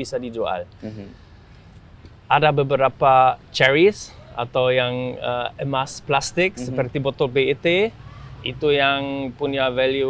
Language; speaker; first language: Indonesian; non-native, fluent; German